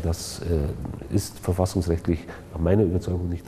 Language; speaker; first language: German; native; German